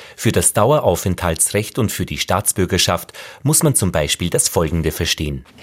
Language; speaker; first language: German; native; German